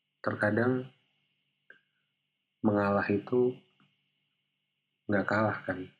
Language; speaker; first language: Indonesian; native; Indonesian